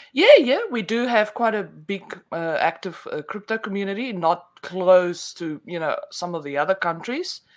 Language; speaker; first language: English; non-native, local second language; Afrikaans